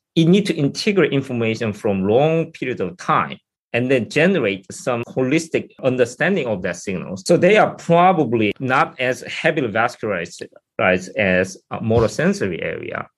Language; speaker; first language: English; non-native, fluent; Korean